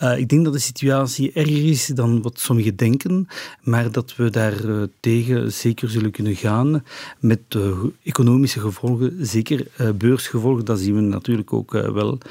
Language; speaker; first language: Dutch; non-native, local second language; French